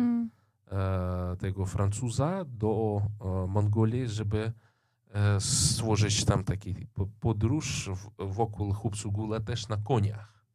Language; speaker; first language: Polish; non-native, fluent; Russian